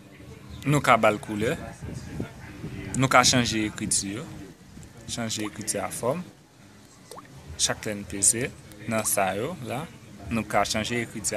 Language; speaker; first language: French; non-native, local second language; Haitian Creole